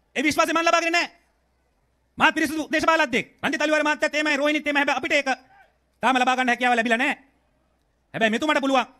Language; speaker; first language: Sinhala; native; Sinhala